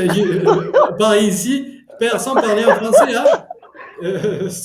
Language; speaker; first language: French; non-native, fluent; Spanish